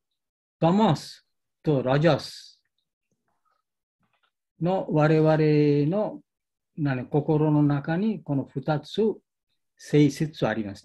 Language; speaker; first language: Japanese; non-native, learner; Bangla